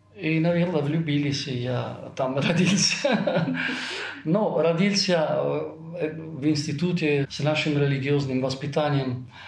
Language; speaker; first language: Russian; non-native, fluent; Italian